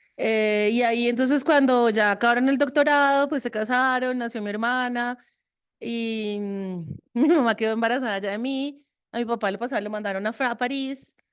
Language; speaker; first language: Spanish; early bilingual, other home language; French